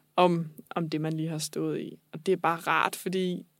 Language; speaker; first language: Danish; native; Danish